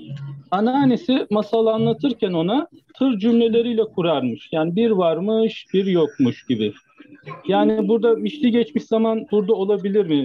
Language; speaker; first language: Turkish; native; Turkish